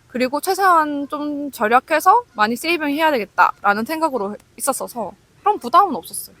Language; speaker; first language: Korean; native; Korean